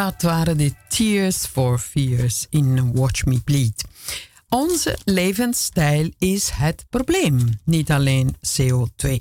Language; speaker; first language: Dutch; non-native, fluent; Italian